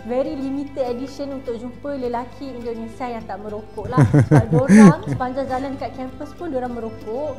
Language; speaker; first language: Malay; native; Malay